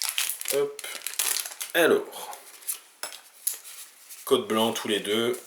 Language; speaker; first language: French; native; French